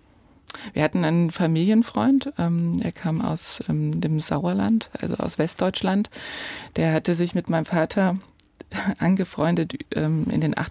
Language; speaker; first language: German; native; German